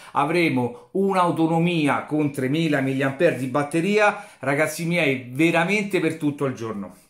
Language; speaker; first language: Italian; native; Italian